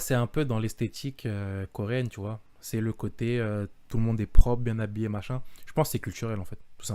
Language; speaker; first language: French; native; French